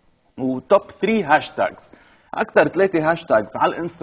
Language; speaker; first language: Arabic; native; Arabic